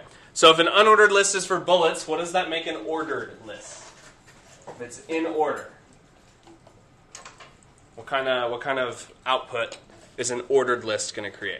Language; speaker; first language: English; native; English